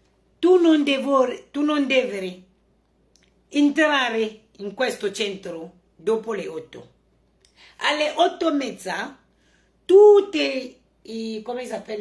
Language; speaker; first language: Italian; non-native, learner; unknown